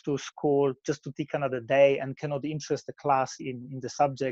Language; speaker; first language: English; non-native, fluent; Polish